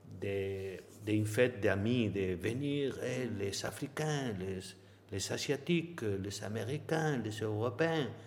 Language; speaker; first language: French; non-native, learner; Spanish